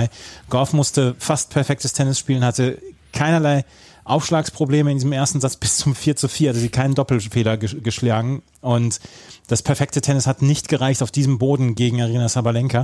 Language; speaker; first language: German; native; German